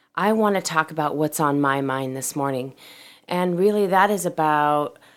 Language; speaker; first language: English; native; English